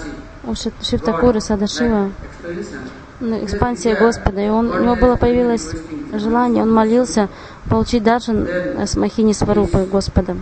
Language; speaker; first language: Russian; non-native, fluent; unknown